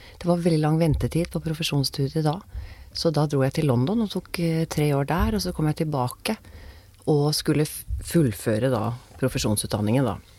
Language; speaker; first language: Norwegian; native; Norwegian